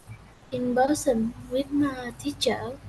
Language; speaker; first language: English; non-native, learner; Vietnamese